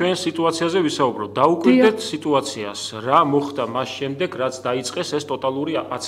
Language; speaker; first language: Georgian; native; Georgian